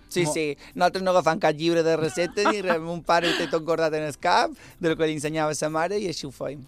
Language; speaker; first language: Catalan; native; Catalan